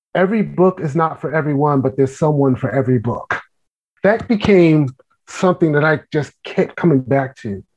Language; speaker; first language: English; native; English